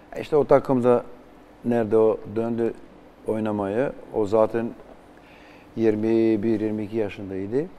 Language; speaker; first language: Turkish; non-native, fluent; Albanian